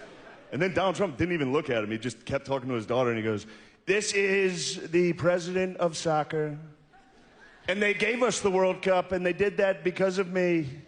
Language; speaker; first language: English; native; English